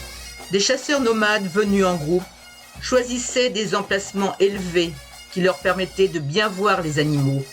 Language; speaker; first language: French; native; French